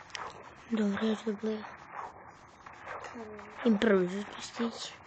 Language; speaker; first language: Bosnian; native; Bosnian